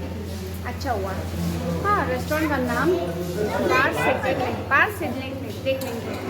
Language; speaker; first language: Hindi; non-native, local second language; Tibetan